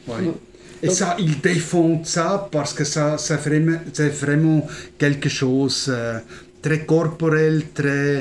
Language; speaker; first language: French; non-native, fluent; German